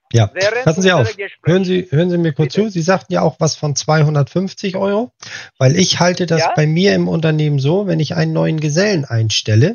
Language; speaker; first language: German; native; German